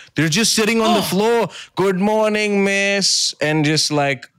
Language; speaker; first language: English; early bilingual, other home language; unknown